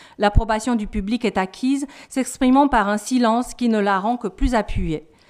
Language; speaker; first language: French; non-native, fluent; Romanian